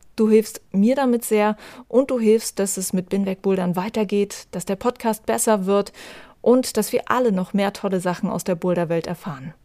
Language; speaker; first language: German; native; German